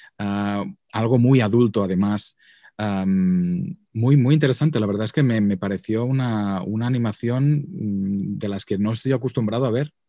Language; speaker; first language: Spanish; non-native, local second language; Catalan